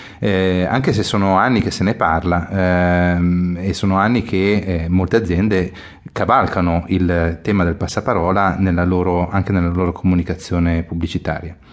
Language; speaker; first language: Italian; native; Italian